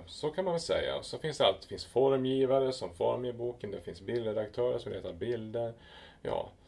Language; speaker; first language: Swedish; native; Swedish